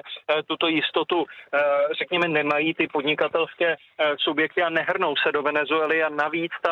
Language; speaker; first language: Czech; native; Czech